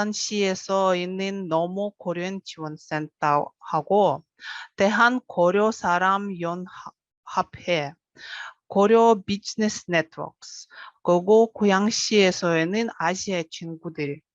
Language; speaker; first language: Korean; non-native, fluent; Russian